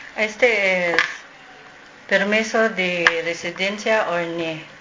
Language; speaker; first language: Spanish; non-native, learner; Filipino